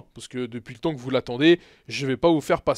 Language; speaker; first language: French; native; French